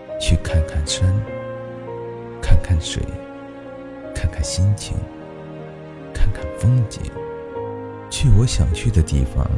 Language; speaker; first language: Chinese; native; Chinese